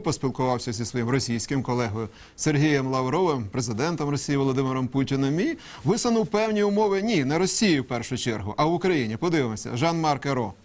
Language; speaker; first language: Ukrainian; native; Ukrainian